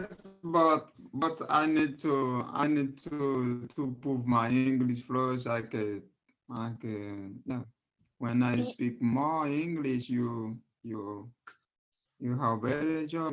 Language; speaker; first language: English; non-native, learner; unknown